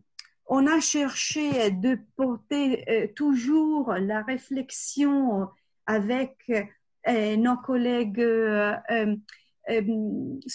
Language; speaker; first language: French; non-native, fluent; Italian